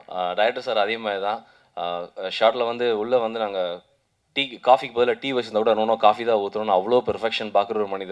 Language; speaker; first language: Tamil; native; Tamil